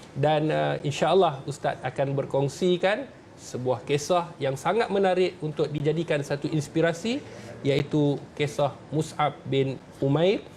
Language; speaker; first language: Malay; native; Malay